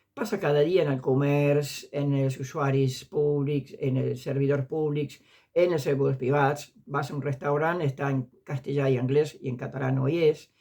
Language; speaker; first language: Catalan; non-native, fluent; Spanish